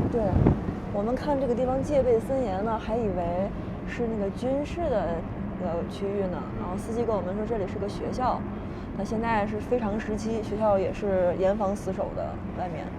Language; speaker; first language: Chinese; native; Chinese